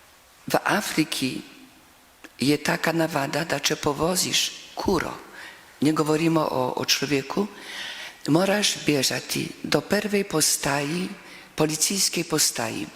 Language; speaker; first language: Slovenian; non-native, fluent; Polish